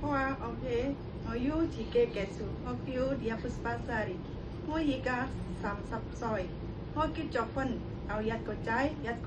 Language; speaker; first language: Cantonese; non-native, learner; Indonesian